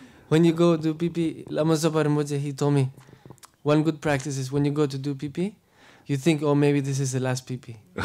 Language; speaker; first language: English; non-native, fluent; Spanish